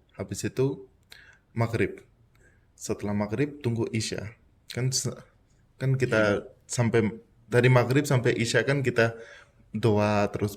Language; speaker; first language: Indonesian; non-native, fluent; Punjabi